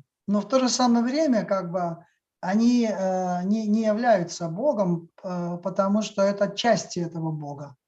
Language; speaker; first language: Russian; native; Russian